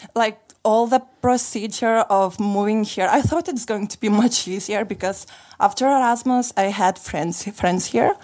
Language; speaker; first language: English; non-native, fluent; Lithuanian